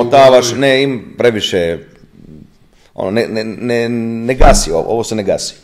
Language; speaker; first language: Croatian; non-native, fluent; Italian